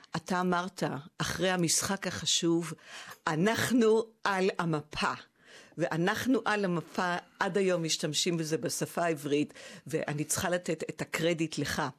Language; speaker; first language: Hebrew; native; Hebrew